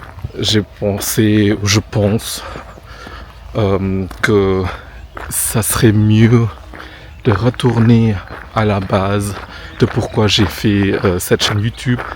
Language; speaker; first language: French; non-native, fluent; Indonesian